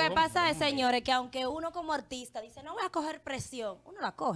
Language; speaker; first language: Spanish; native; Spanish